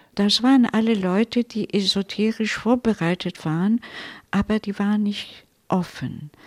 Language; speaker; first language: German; non-native, fluent; Italian